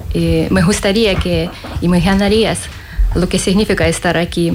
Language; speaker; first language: Spanish; non-native, learner; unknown